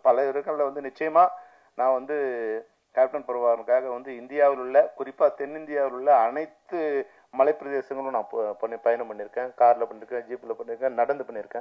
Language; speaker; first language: Tamil; native; Tamil